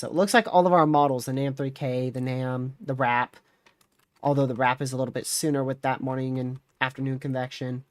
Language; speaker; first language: English; native; English